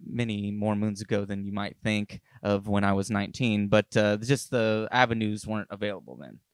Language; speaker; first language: English; native; English